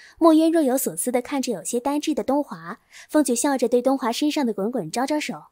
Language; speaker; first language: Chinese; native; Chinese